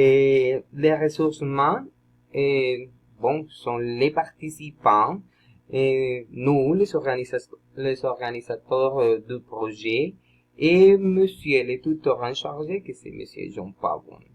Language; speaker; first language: French; non-native, learner; Spanish